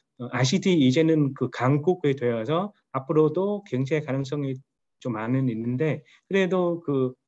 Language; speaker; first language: Korean; non-native, learner; Vietnamese